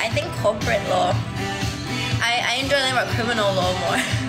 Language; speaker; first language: English; early bilingual, other home language; Thai